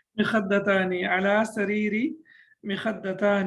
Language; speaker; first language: Arabic; non-native, fluent; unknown